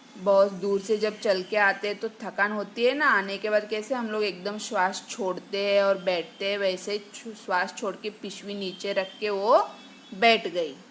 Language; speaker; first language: Hindi; non-native, local second language; Marathi